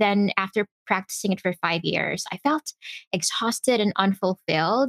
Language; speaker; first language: English; non-native, local second language; Filipino